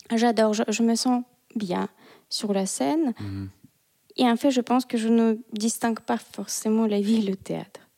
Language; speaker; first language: French; non-native, fluent; Russian